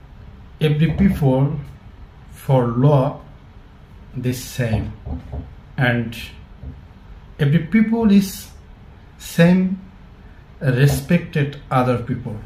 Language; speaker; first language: English; non-native, learner; Bangla